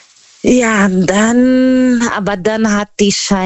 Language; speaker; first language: German; non-native, fluent; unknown